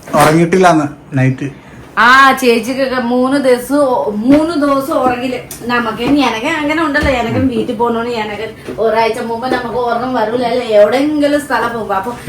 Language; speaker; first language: Malayalam; non-native, fluent; Nepali